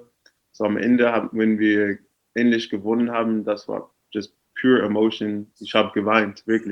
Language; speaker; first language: German; non-native, fluent; English